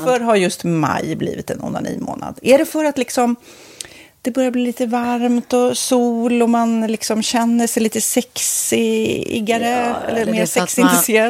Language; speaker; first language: Swedish; native; Swedish